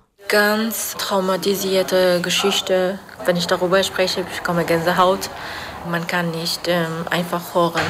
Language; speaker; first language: German; non-native, fluent; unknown